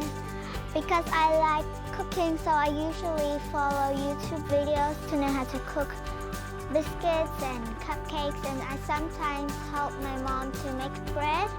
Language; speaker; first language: English; non-native, fluent; Vietnamese